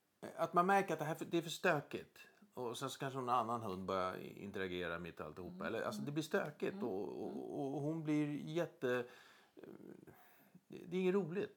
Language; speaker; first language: Swedish; native; Swedish